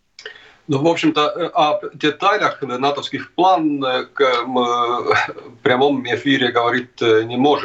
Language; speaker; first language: Russian; non-native, fluent; Estonian